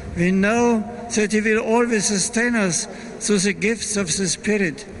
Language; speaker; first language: English; non-native, fluent; German